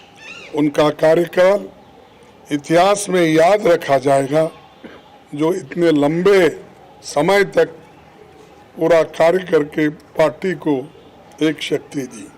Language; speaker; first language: Hindi; non-native, local second language; Kannada